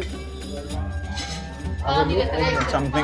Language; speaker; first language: English; non-native, local second language; Malayalam